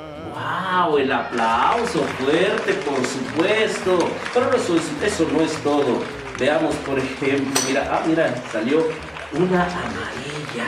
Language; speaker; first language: Spanish; native; Spanish